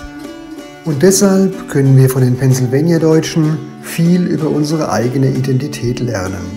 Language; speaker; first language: German; native; German